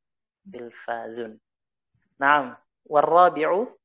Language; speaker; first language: Arabic; non-native, fluent; Indonesian